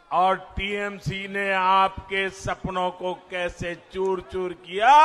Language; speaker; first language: Hindi; native; Hindi